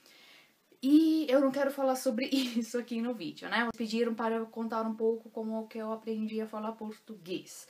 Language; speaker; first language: Portuguese; non-native, local second language; German